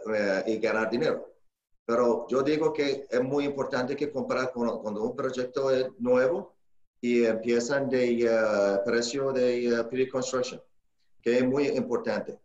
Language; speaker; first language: Spanish; non-native, learner; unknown